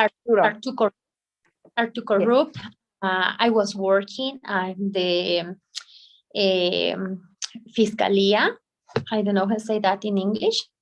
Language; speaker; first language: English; non-native, learner; Spanish